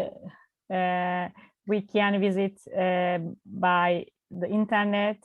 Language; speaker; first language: English; non-native, learner; Turkish